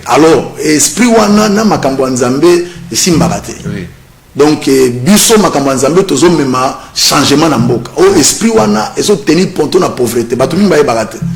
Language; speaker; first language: Lingala; native; Lingala